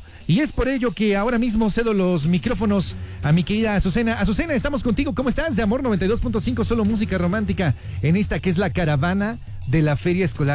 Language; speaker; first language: Spanish; native; Spanish